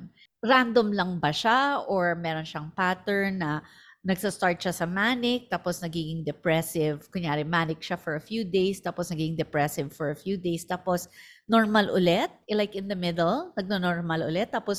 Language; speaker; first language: English; non-native, local second language; Filipino